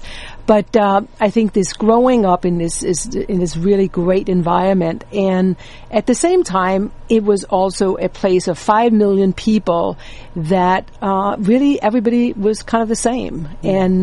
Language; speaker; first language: English; non-native, fluent; Danish